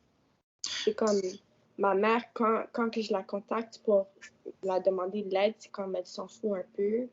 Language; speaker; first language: French; non-native, local second language; English